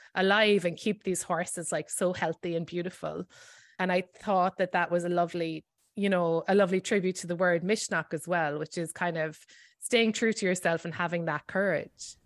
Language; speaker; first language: English; native; English